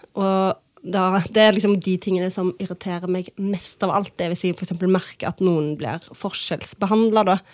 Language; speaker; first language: Norwegian; early bilingual, other home language; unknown